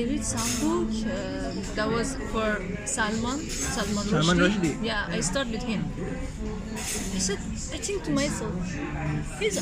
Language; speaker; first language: English; non-native, learner; Persian